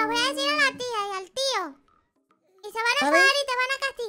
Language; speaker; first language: Spanish; native; Spanish